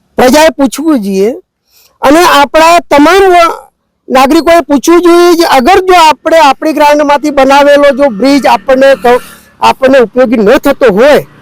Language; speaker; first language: Gujarati; native; Gujarati